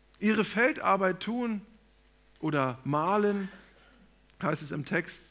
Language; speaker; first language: German; native; German